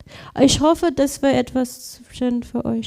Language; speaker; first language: German; non-native, learner; English